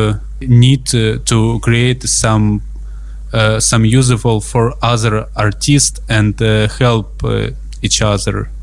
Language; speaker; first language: English; non-native, learner; Russian